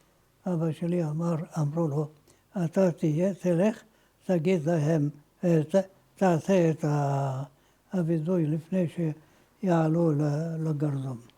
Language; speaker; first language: Hebrew; non-native, fluent; Ladino